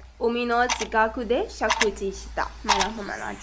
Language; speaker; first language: Japanese; non-native, learner; Burmese